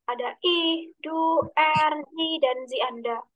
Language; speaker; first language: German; non-native, fluent; Indonesian